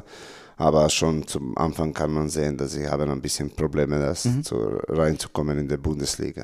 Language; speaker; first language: German; non-native, learner; Serbian